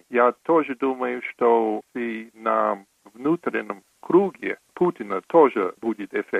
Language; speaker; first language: Russian; non-native, fluent; English